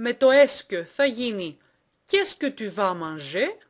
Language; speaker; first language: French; non-native, fluent; Greek